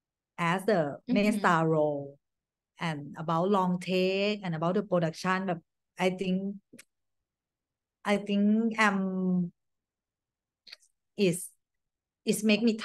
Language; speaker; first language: English; non-native, learner; Thai